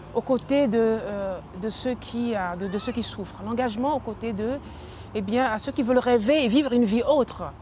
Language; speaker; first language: French; non-native, local second language; Ewe